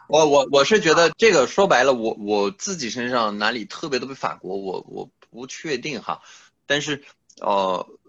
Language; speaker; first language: Chinese; non-native, fluent; French